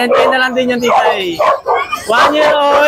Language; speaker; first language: Filipino; native; Filipino